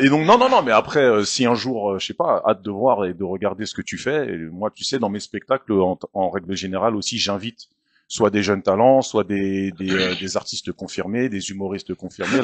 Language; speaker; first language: French; native; French